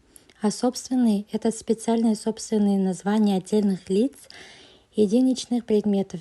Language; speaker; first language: Russian; non-native, local second language; Kazakh